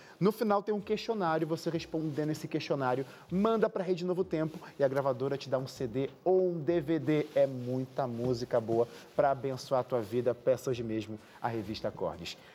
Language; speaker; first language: Portuguese; native; Portuguese